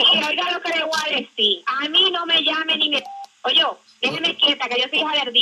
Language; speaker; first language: Spanish; native; Spanish